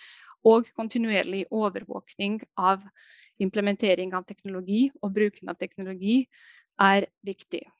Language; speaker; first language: Norwegian; non-native, fluent; Bosnian